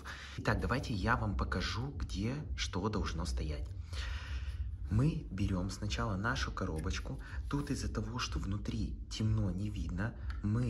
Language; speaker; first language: Russian; native; Russian